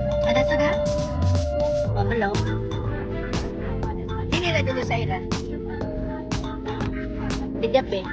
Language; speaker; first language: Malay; non-native, learner; Filipino